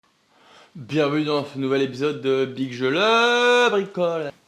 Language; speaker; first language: French; native; French